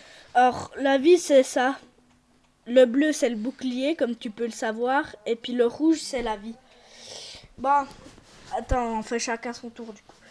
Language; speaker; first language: French; native; French